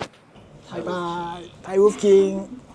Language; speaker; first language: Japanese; non-native, fluent; Thai